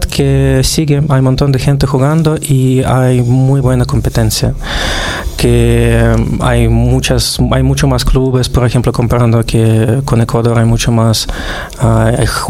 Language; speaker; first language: Spanish; non-native, fluent; Russian